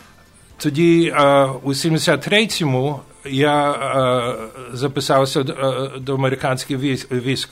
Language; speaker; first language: Ukrainian; early bilingual, heritage; Ukrainian